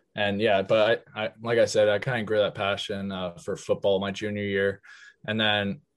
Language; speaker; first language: English; native; English